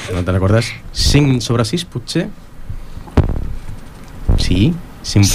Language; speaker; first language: Catalan; native; Catalan